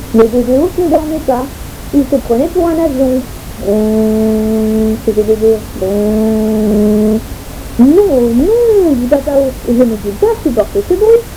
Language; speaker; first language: French; native; French